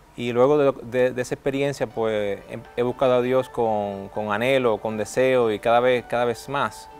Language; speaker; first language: Spanish; early bilingual, heritage; Spanish